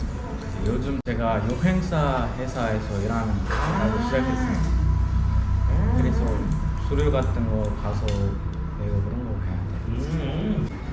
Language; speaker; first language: Korean; non-native, fluent; Uzbek